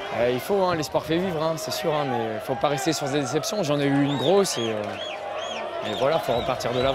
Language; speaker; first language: French; native; French